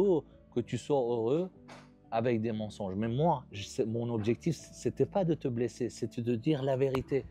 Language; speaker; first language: French; native; French